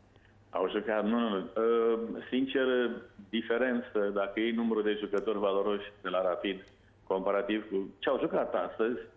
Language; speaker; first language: Romanian; native; Romanian